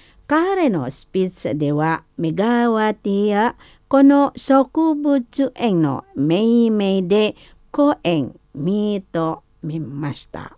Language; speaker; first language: Japanese; non-native, learner; Indonesian